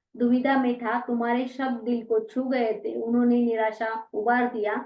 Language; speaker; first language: Hindi; non-native, local second language; Marathi